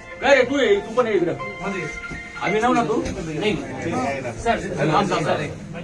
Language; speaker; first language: Marathi; native; Marathi